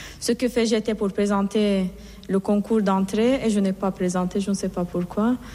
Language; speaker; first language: French; non-native, fluent; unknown